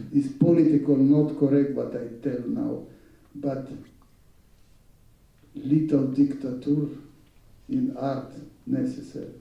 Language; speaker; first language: English; non-native, learner; Russian